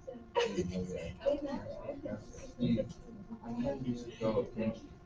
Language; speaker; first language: Spanish; non-native, fluent; English